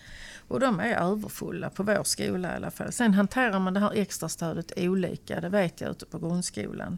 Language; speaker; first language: Swedish; native; Swedish